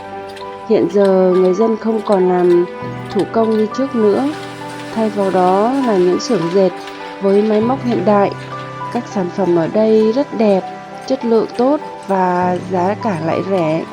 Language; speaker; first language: Vietnamese; native; Vietnamese